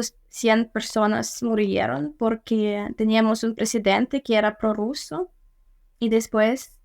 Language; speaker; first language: Spanish; non-native, fluent; Ukrainian